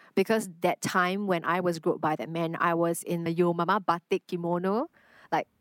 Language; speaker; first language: English; non-native, local second language; Chinese